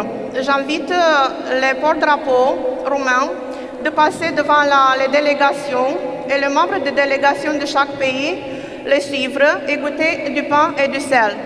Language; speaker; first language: French; non-native, fluent; Romanian